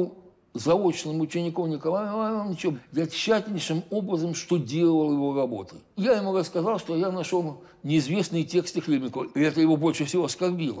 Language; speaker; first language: Russian; native; Russian